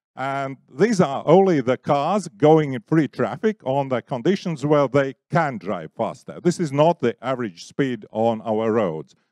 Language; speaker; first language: English; non-native, fluent; Latvian